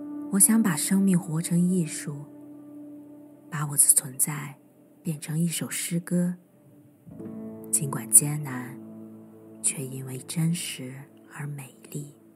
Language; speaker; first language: Chinese; native; Chinese